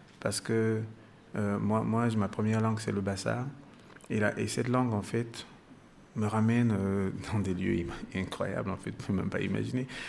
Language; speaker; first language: French; non-native, local second language; Basaa